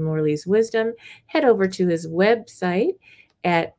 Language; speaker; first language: English; native; English